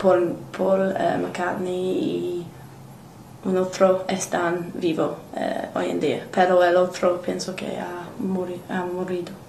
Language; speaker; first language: Spanish; non-native, learner; English